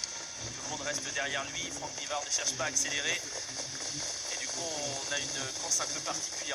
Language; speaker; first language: French; native; French